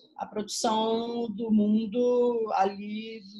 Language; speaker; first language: Portuguese; native; Portuguese